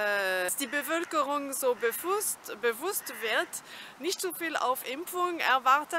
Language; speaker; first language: German; non-native, fluent; French